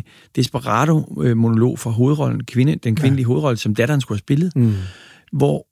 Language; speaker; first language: Danish; native; Danish